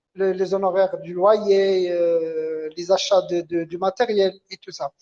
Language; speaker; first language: French; non-native, local second language; Arabic